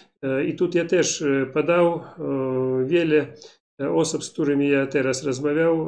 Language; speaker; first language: Polish; non-native, learner; Belarusian